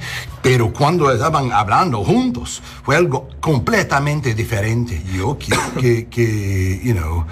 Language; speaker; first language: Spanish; non-native, learner; English